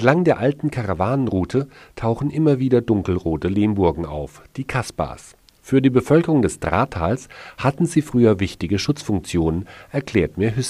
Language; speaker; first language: German; native; German